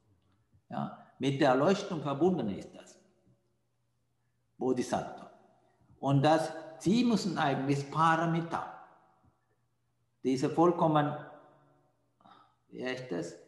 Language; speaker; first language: German; non-native, fluent; Sinhala